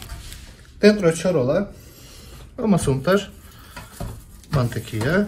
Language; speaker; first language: Spanish; non-native, learner; Turkish